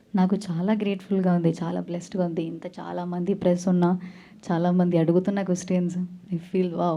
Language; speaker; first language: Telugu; non-native, learner; Malayalam